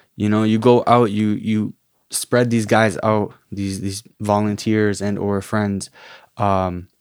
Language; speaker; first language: English; native; English